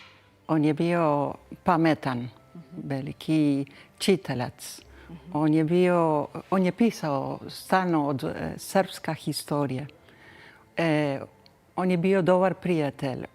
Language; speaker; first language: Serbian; early bilingual, heritage; Spanish